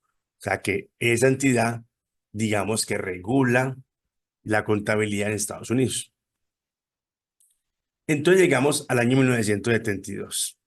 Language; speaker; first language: Spanish; native; Spanish